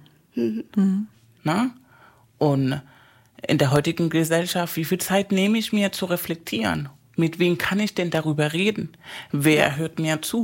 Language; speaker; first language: German; native; German